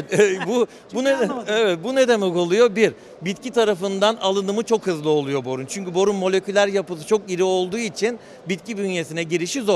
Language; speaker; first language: Turkish; native; Turkish